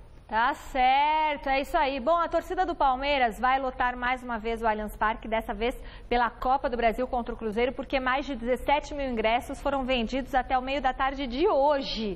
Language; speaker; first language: Portuguese; native; Portuguese